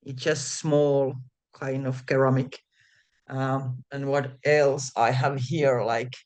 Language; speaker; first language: English; non-native, fluent; Finnish